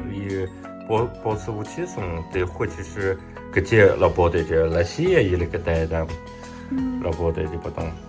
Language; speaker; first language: Russian; non-native, learner; Chinese